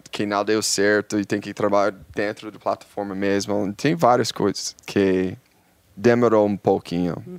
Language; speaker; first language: Portuguese; non-native, fluent; English